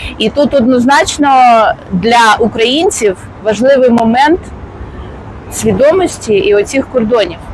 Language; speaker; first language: Ukrainian; non-native, local second language; Russian